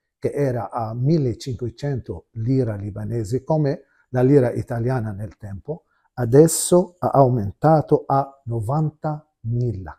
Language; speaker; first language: Italian; non-native, fluent; Arabic